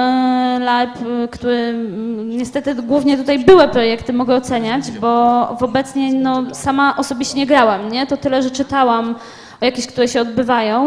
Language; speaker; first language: Polish; native; Polish